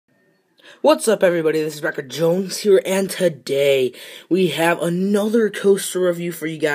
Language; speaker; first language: English; native; English